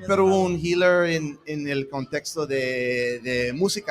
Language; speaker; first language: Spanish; early bilingual, heritage; English